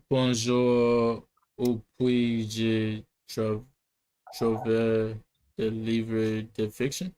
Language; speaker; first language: French; non-native, learner; English